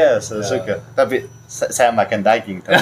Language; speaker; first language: Indonesian; non-native, learner; German